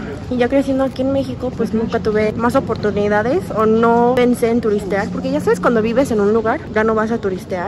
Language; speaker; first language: Spanish; early bilingual, other home language; Korean